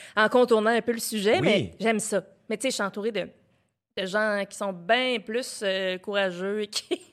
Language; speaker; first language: French; native; French